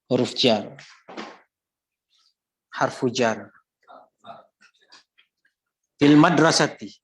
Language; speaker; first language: Arabic; non-native, fluent; Indonesian